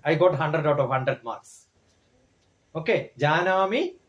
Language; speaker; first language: English; non-native, local second language; Malayalam